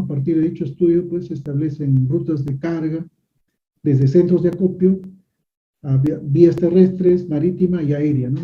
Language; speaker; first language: Spanish; native; Spanish